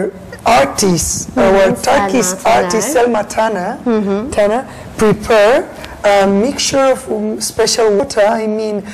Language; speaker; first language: English; non-native, learner; Spanish